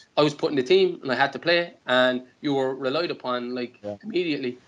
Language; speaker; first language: English; native; English